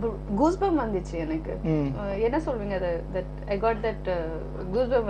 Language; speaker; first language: Tamil; non-native, local second language; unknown